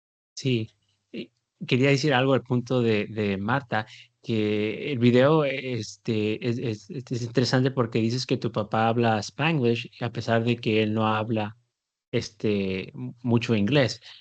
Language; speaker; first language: Spanish; early bilingual, heritage; Spanish